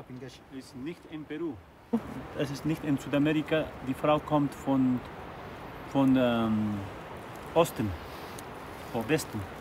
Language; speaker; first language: German; non-native, learner; Spanish